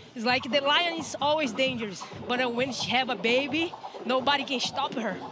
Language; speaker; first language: English; non-native, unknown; Portuguese